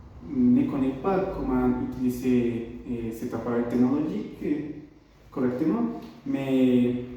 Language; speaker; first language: French; non-native, learner; Spanish